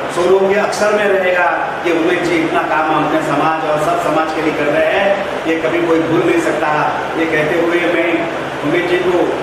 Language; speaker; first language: Hindi; non-native, local second language; Lambadi